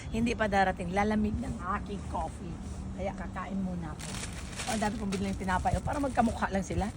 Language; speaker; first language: Filipino; native; Filipino